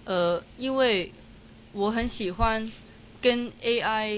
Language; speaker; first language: Chinese; non-native, local second language; Cantonese